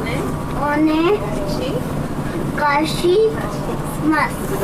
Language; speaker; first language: Japanese; non-native, learner; Urdu